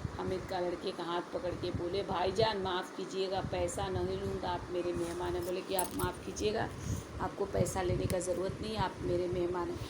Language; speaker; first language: Hindi; native; Hindi